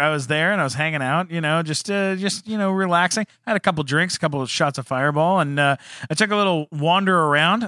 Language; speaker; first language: English; native; English